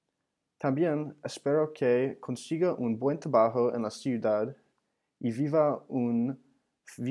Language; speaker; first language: Spanish; non-native, learner; English